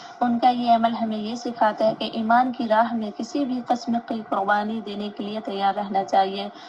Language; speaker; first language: Urdu; native; Urdu